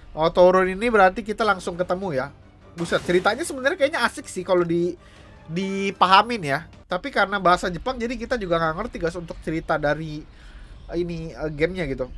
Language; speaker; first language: Indonesian; native; Indonesian